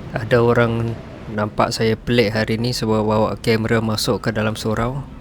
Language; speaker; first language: Malay; non-native, fluent; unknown